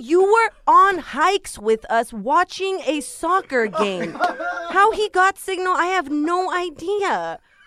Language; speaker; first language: English; native; English